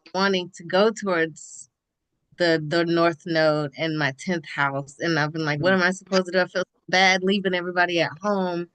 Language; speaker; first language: English; native; English